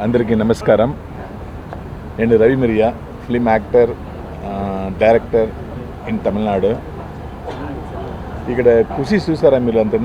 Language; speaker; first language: Telugu; non-native, learner; Tamil